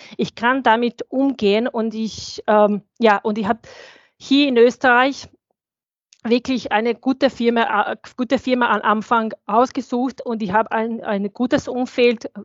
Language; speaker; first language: German; non-native, fluent; Bosnian